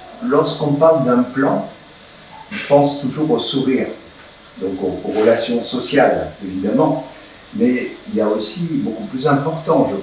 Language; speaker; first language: French; native; French